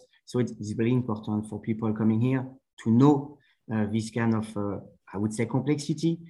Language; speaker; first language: English; non-native, fluent; French